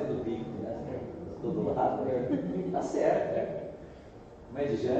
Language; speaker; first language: Portuguese; native; Portuguese